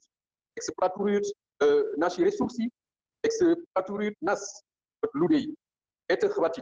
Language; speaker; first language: Russian; non-native, fluent; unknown